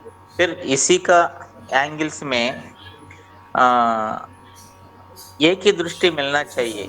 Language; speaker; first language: Hindi; non-native, local second language; Telugu